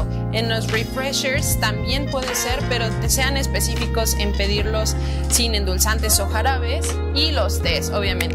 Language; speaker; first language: Spanish; native; Spanish